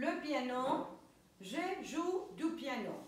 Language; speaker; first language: French; non-native, fluent; Spanish